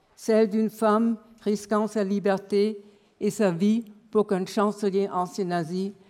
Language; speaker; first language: French; non-native, fluent; German